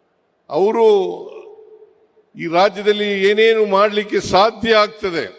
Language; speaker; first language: Kannada; native; Kannada